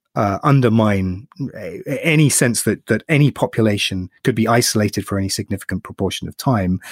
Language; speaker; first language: English; native; English